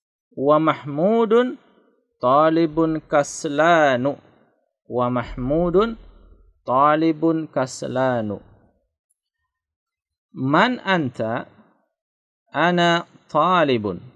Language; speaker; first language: Arabic; non-native, fluent; Indonesian